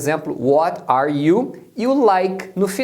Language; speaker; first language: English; non-native, fluent; Portuguese